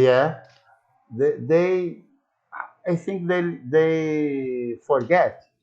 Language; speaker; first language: English; non-native, learner; Portuguese